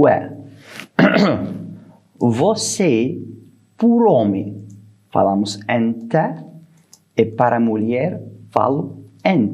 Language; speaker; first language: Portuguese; non-native, fluent; Arabic